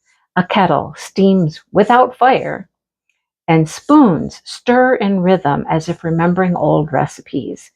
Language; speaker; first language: English; native; English